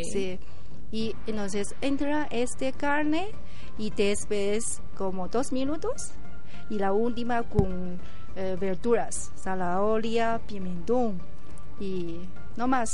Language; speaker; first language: Spanish; non-native, learner; Chinese